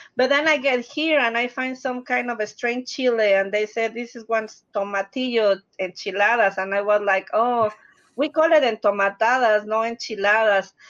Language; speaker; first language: English; non-native, learner; Spanish